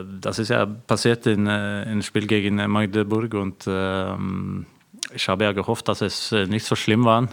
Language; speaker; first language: German; non-native, fluent; Norwegian